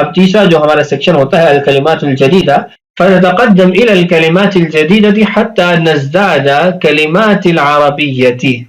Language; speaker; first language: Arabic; non-native, fluent; Urdu